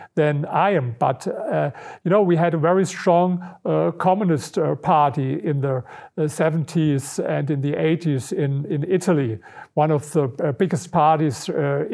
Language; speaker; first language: English; non-native, fluent; German